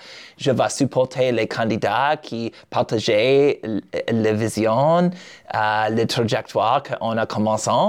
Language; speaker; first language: French; non-native, learner; English